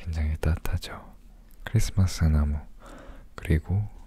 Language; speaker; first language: Korean; early bilingual, other home language; English